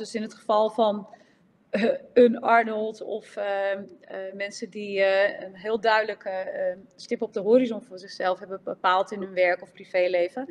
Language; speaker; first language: Dutch; native; Dutch